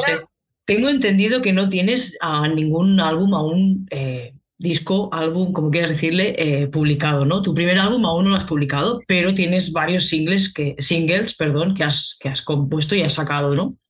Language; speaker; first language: Spanish; native; Spanish